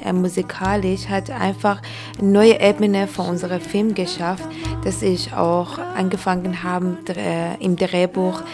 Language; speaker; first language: German; non-native, learner; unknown